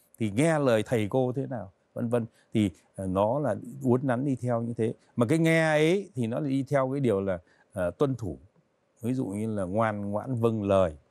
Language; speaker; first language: Vietnamese; native; Vietnamese